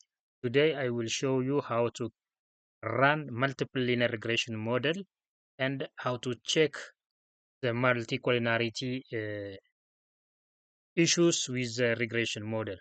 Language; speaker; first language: English; non-native, local second language; Oromo